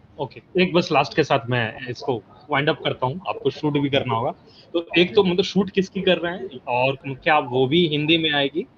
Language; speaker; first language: Hindi; native; Hindi